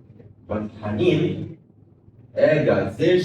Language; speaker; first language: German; non-native, fluent; Arabic